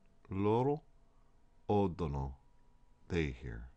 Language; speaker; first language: Italian; non-native, fluent; English